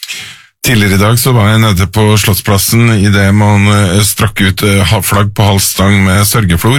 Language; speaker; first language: Norwegian; native; Norwegian